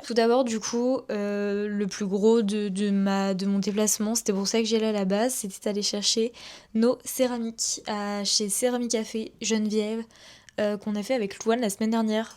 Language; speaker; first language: French; native; French